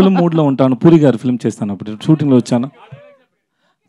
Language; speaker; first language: Telugu; non-native, learner; Tamil